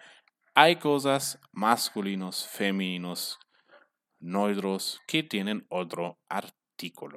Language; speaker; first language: Spanish; non-native, fluent; German